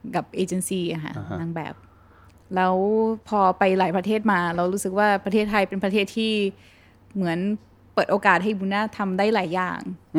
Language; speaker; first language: Thai; non-native, fluent; Portuguese